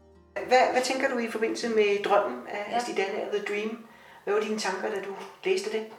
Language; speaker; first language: Danish; native; Danish